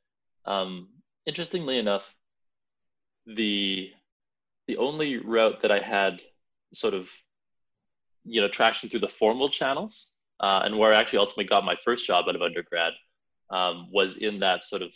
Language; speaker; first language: English; native; English